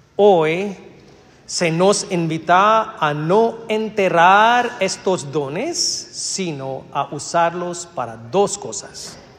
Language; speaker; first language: Spanish; non-native, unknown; Malayalam